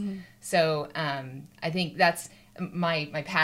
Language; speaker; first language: English; native; English